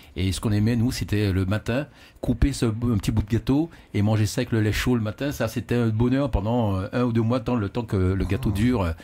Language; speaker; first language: French; native; French